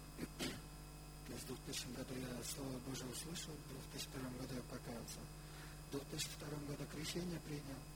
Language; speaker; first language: Russian; non-native, local second language; Kyrgyz